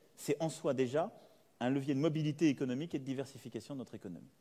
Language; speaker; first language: French; native; French